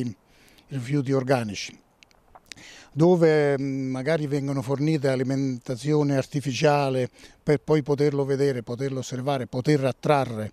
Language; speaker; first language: Italian; native; Italian